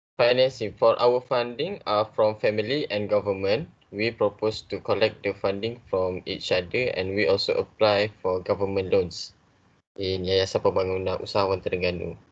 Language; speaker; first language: English; non-native, learner; Malay